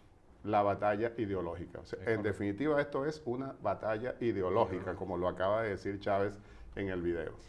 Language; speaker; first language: Spanish; native; Spanish